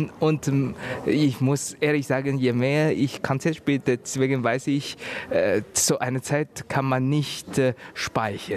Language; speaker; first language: German; non-native, learner; Chinese